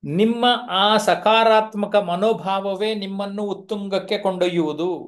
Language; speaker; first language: Kannada; native; Kannada